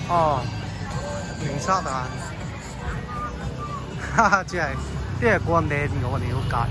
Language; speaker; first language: Chinese; native; Chinese